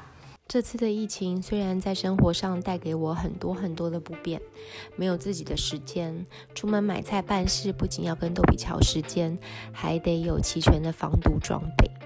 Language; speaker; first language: Chinese; native; Chinese